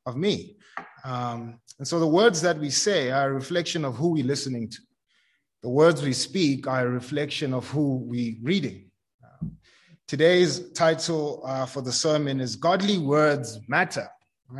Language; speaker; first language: English; non-native, local second language; Zulu